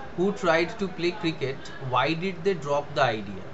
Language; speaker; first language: English; non-native, local second language; Bangla